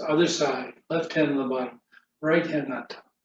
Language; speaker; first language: English; native; English